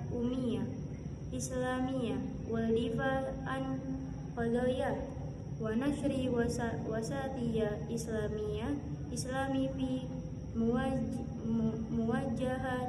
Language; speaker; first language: Arabic; non-native, learner; Indonesian